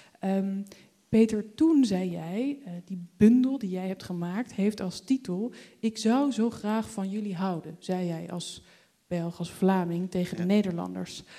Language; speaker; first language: Dutch; native; Dutch